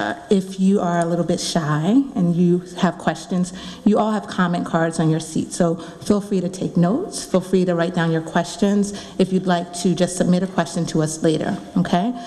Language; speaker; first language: English; native; English